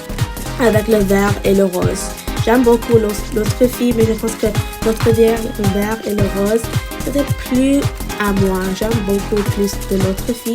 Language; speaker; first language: French; non-native, learner; English